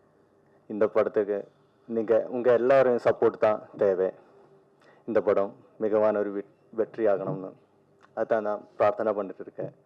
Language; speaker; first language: Tamil; non-native, learner; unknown